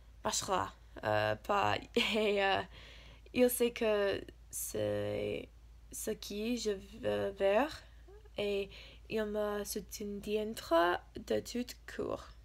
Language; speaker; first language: French; non-native, learner; English